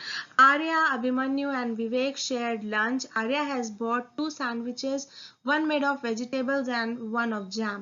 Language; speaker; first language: English; non-native, local second language; Hindi